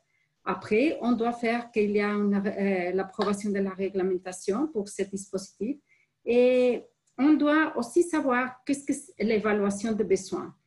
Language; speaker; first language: French; non-native, fluent; Spanish